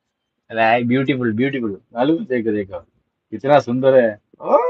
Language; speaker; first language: Hindi; non-native, local second language; Malayalam